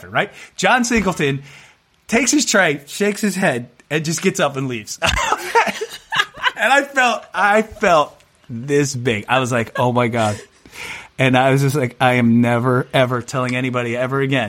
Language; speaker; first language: English; native; English